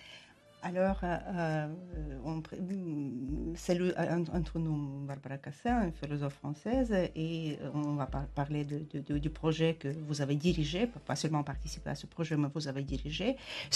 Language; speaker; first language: French; non-native, fluent; Ukrainian